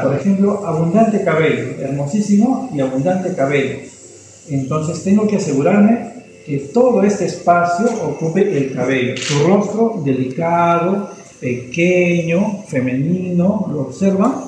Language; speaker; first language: Spanish; native; Spanish